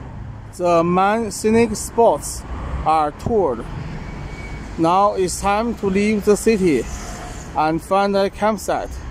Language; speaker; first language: English; non-native, learner; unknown